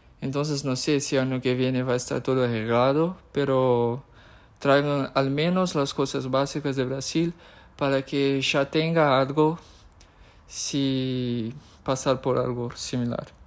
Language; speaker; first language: Spanish; non-native, fluent; Portuguese